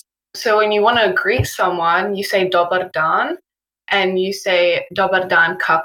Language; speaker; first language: English; native; English